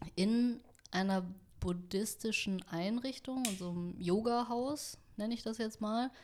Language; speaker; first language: German; early bilingual, other home language; Vietnamese